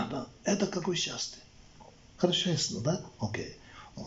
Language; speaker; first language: Russian; non-native, learner; Tibetan